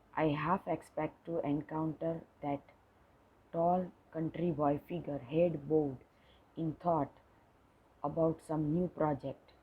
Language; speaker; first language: English; non-native, local second language; Gujarati